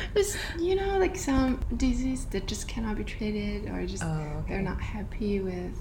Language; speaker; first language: English; non-native, fluent; Chinese